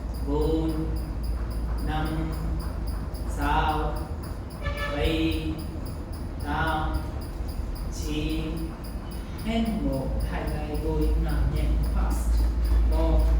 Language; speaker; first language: Vietnamese; non-native, learner; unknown